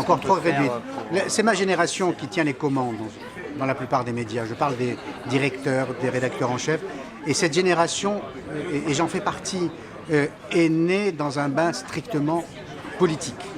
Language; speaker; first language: French; native; French